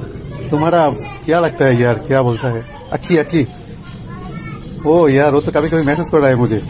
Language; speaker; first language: Hindi; non-native, learner; Bangla